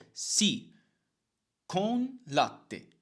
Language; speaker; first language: Italian; non-native, learner; English